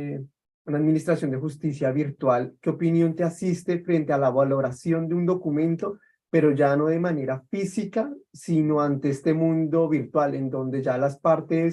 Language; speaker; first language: Spanish; native; Spanish